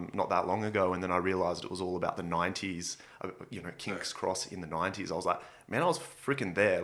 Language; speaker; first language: English; native; English